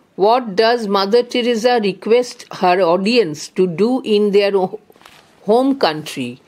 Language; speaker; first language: English; non-native, local second language; Bangla